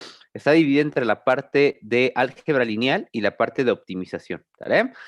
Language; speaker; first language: Spanish; native; Spanish